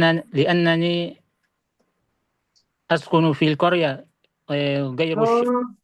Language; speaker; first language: Arabic; non-native, learner; Indonesian